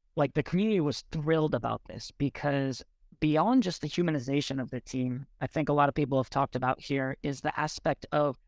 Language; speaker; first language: English; native; English